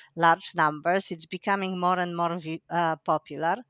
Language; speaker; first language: English; non-native, fluent; Polish